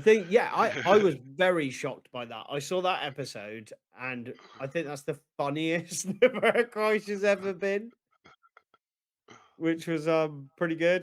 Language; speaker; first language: English; native; English